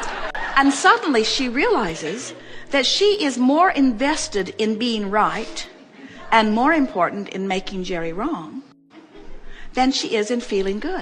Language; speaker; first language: English; native; English